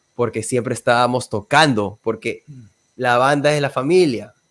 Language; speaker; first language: Spanish; native; Spanish